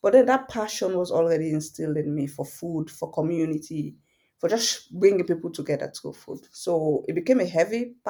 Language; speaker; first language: English; non-native, local second language; Fula